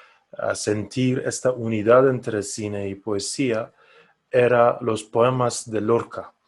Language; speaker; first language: Spanish; non-native, fluent; Persian